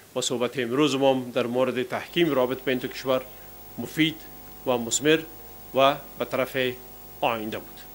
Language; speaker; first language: Persian; non-native, local second language; Pashto